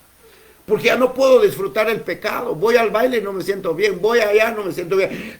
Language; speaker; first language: Spanish; native; Spanish